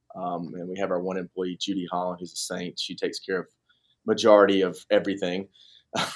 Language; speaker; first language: English; native; English